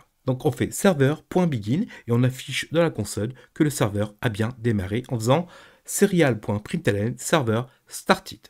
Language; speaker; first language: French; native; French